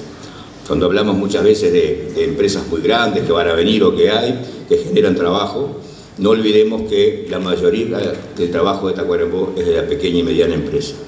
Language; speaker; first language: Spanish; native; Spanish